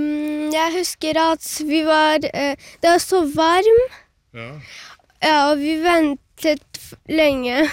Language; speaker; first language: Norwegian; early bilingual, other home language; Turkish